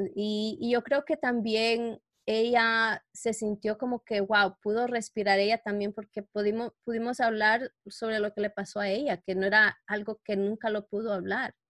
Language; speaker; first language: Spanish; early bilingual, heritage; Spanish